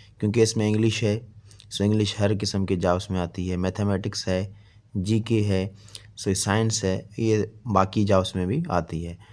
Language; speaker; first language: Urdu; non-native, local second language; Sindhi